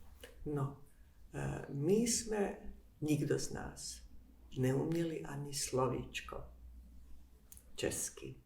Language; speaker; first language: Czech; non-native, fluent; Bosnian